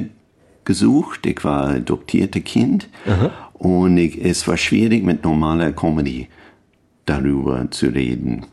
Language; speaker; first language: German; non-native, learner; English